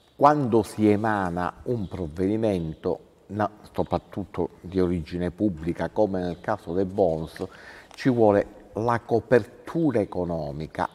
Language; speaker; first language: Italian; native; Italian